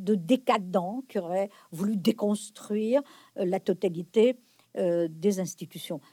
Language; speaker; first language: French; native; French